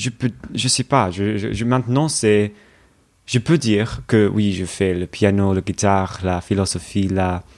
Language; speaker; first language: French; non-native, learner; English